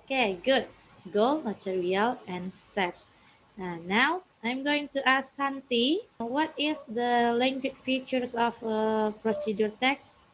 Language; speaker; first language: English; non-native, fluent; Indonesian